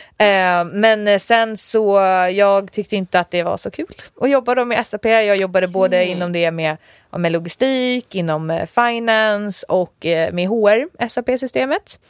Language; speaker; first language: Swedish; native; Swedish